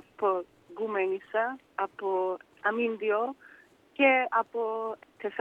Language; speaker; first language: Greek; early bilingual, heritage; Danish